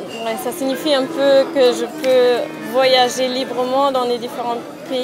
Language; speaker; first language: French; non-native, fluent; German